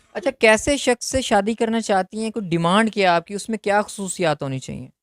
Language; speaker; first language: Urdu; native; Urdu